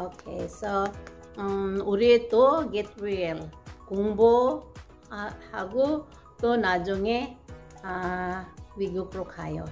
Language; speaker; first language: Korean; non-native, learner; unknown